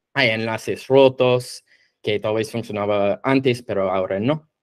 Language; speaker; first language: Spanish; non-native, fluent; English